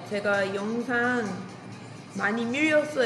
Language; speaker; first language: Korean; non-native, learner; English